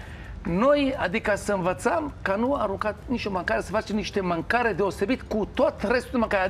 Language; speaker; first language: Romanian; non-native, learner; Hebrew